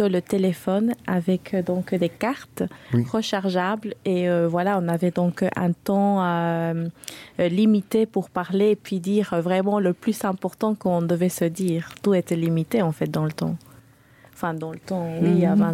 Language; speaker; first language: French; non-native, fluent; Spanish